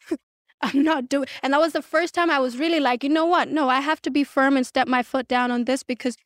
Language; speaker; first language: English; early bilingual, other home language; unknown